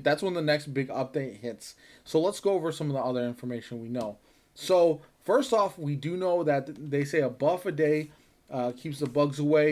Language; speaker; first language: English; native; English